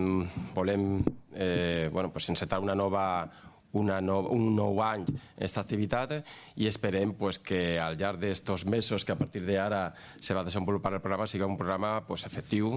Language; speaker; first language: Catalan; native; Catalan